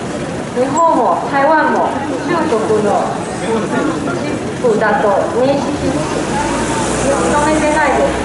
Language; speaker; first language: Japanese; non-native, learner; Chinese